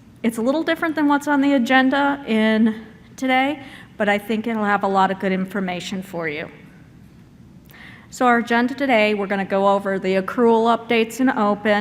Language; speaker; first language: English; native; English